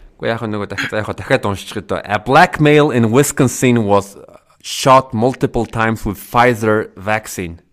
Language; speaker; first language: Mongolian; early bilingual, heritage; Mongolian